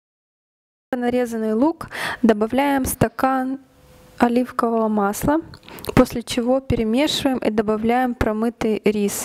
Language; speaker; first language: Russian; native; Russian